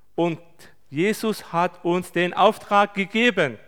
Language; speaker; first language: German; non-native, fluent; Turkish